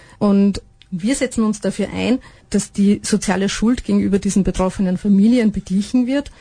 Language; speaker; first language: German; native; German